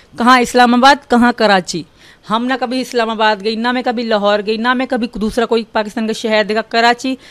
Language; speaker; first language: Urdu; non-native, local second language; Sindhi